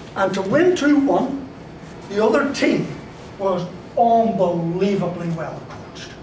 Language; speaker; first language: English; native; English